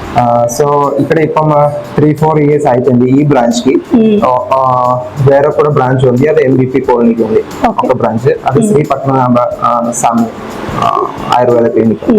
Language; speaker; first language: Telugu; non-native, learner; Malayalam